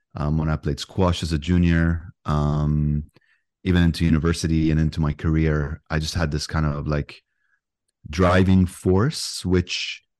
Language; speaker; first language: English; non-native, fluent; Arabic